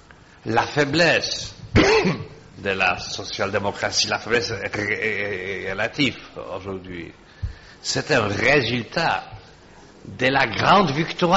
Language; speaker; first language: French; non-native, fluent; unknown